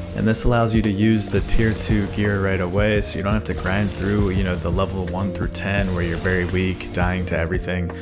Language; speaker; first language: English; native; English